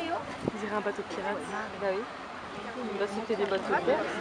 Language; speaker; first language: French; native; French